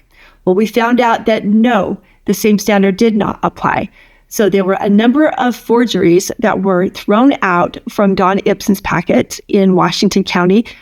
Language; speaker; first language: English; native; English